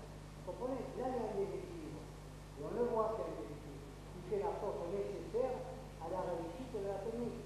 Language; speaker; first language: French; native; French